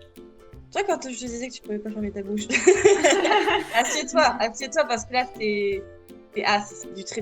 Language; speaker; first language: French; native; French